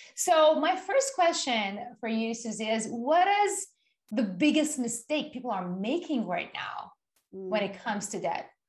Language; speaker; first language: English; non-native, fluent; Persian